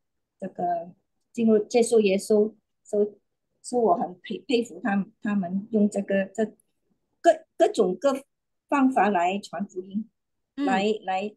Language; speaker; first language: Chinese; non-native, learner; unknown